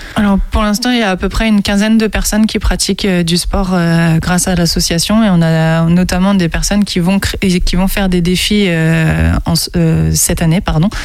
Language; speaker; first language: French; native; French